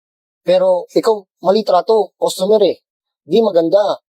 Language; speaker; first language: Filipino; non-native, learner; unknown